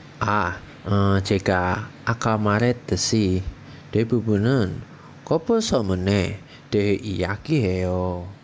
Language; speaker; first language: Korean; non-native, learner; Indonesian